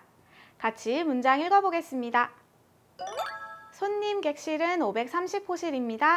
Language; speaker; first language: Korean; native; Korean